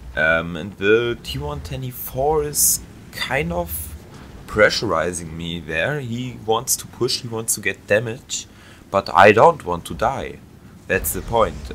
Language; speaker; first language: English; non-native, fluent; German